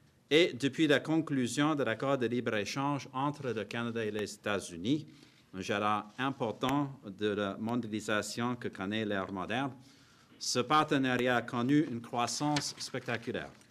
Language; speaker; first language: French; non-native, fluent; English